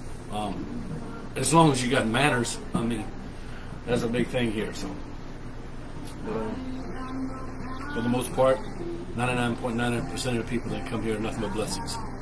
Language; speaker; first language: English; native; English